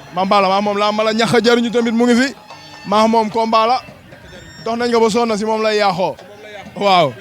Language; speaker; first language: Wolof; native; Wolof